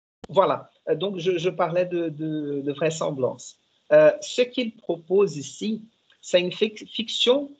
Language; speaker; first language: French; non-native, fluent; Portuguese